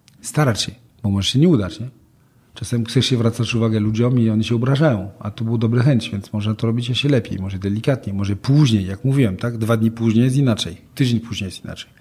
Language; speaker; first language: Polish; non-native, fluent; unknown